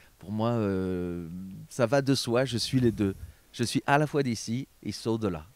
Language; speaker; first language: French; early bilingual, other home language; Portuguese